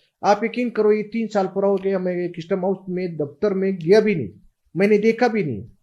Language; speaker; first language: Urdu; non-native, local second language; Pashto